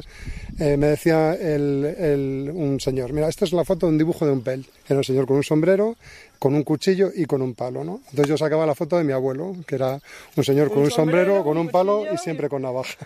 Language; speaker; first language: Spanish; native; Spanish